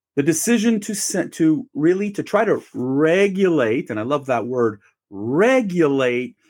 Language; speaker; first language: English; native; English